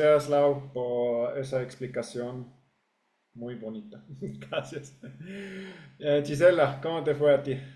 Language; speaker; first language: Spanish; non-native, fluent; English